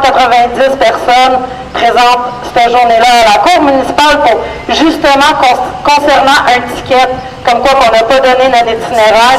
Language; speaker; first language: French; native; French